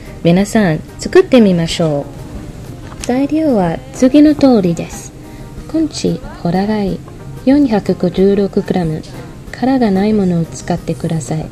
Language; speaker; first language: Japanese; non-native, learner; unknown